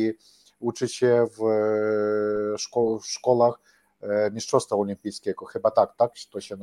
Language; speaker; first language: Polish; non-native, learner; Ukrainian